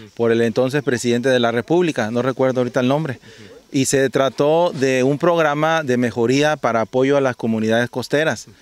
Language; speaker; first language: Spanish; native; Spanish